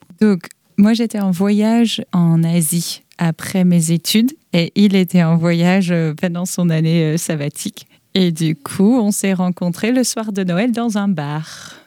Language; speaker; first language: French; non-native, fluent; Dutch